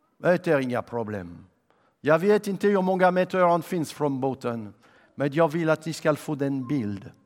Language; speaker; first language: Swedish; non-native, fluent; French